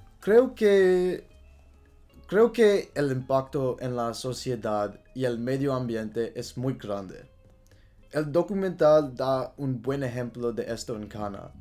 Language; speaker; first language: Spanish; non-native, learner; English